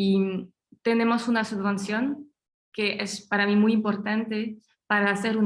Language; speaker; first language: Spanish; non-native, fluent; French